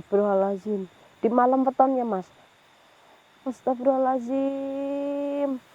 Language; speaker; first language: Indonesian; native; Indonesian